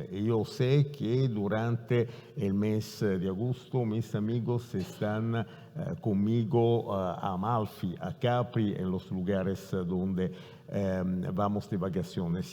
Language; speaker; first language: Spanish; non-native, fluent; Italian